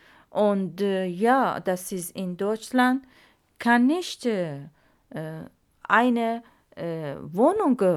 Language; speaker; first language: German; non-native, learner; Arabic